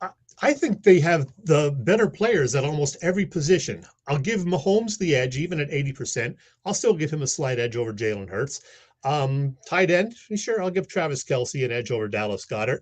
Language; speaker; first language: English; native; English